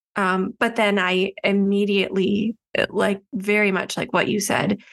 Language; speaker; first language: English; native; English